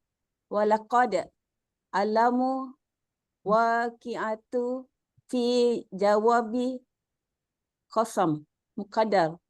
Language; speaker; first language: Arabic; non-native, learner; Malay